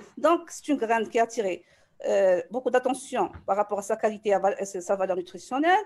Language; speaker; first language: French; non-native, local second language; Arabic